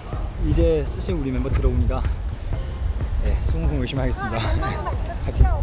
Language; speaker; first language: Korean; non-native, fluent; Chinese